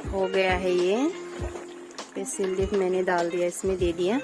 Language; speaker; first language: Hindi; non-native, local second language; Karbi